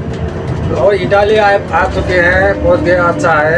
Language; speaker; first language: Hindi; non-native, learner; Nepali